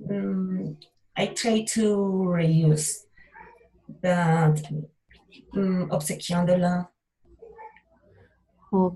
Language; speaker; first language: English; non-native, learner; Spanish